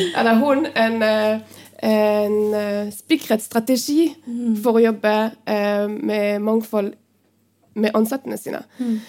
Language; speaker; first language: Norwegian; non-native, fluent; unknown